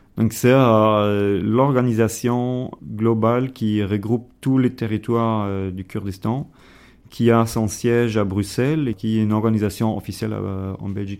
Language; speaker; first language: French; non-native, fluent; German